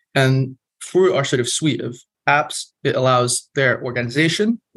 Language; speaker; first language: English; non-native, fluent; Polish